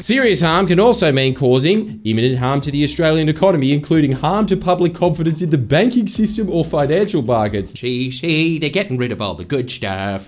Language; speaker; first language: English; native; English